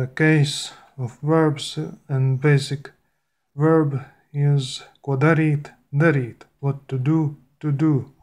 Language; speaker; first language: English; non-native, learner; Latvian